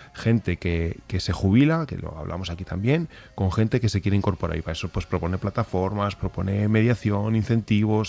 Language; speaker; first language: Spanish; native; Spanish